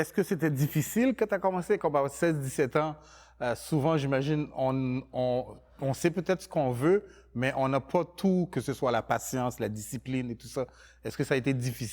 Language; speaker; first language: French; native; French